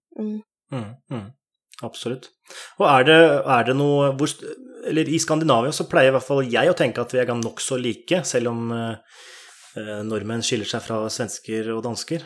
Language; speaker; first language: Norwegian; native; Norwegian